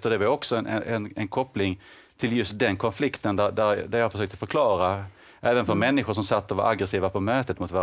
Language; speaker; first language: Swedish; native; Swedish